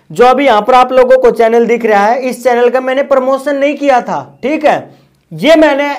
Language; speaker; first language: Hindi; native; Hindi